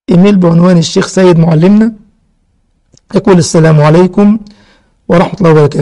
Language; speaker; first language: Arabic; native; Arabic